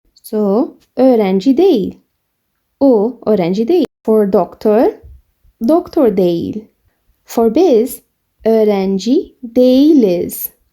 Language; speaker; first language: Turkish; non-native, fluent; English